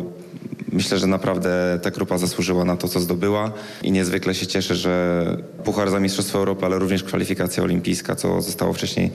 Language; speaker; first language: Polish; native; Polish